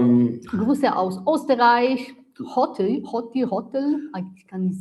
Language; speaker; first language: German; non-native, learner; Italian